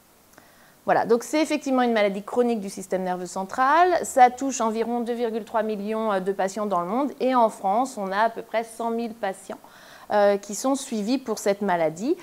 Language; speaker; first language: French; native; French